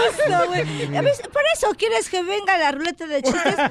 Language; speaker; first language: Spanish; native; Spanish